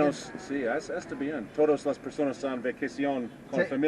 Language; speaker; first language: Spanish; non-native, learner; English